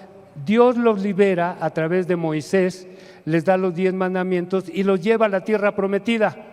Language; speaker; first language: Spanish; native; Spanish